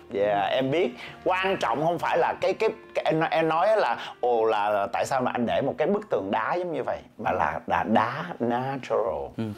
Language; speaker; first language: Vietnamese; native; Vietnamese